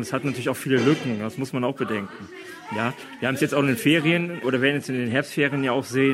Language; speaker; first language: German; native; German